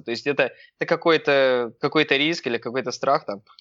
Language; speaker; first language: Russian; early bilingual, heritage; Russian